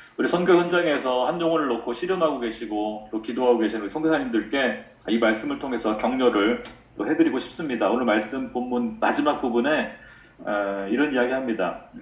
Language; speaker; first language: Korean; native; Korean